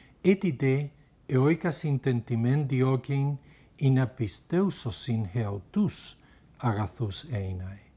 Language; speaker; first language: Greek; non-native, fluent; Spanish